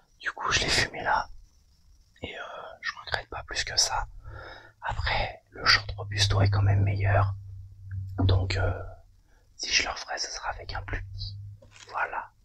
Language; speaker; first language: French; native; French